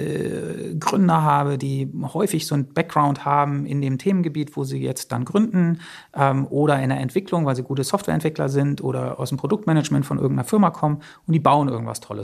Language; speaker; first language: German; native; German